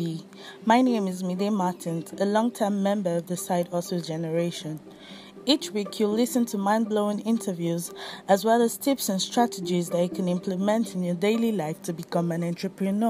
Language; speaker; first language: English; non-native, local second language; Yoruba